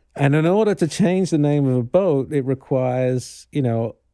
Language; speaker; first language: English; native; English